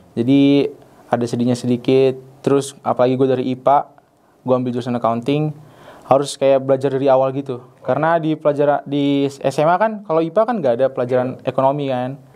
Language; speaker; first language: Indonesian; native; Indonesian